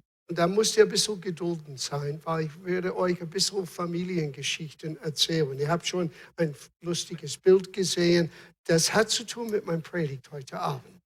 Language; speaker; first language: German; non-native, fluent; English